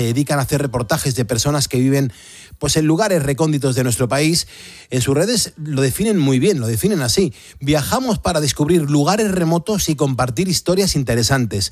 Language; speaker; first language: Spanish; native; Spanish